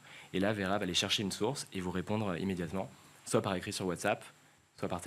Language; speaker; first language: French; native; French